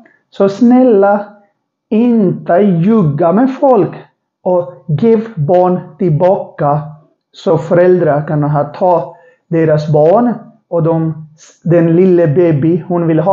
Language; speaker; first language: Swedish; non-native, learner; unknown